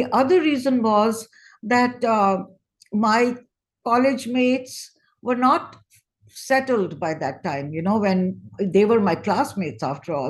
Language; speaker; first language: English; non-native, local second language; Hindi